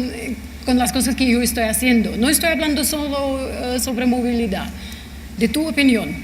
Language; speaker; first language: Spanish; non-native, fluent; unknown